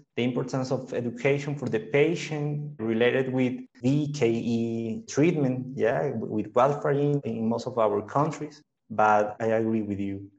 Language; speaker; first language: English; non-native, fluent; Spanish